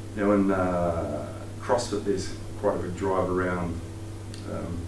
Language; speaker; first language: English; native; English